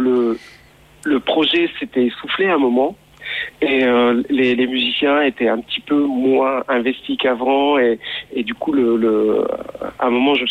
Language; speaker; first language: French; non-native, local second language; Arabic